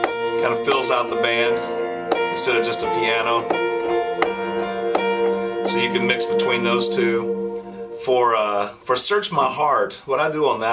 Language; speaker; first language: English; native; English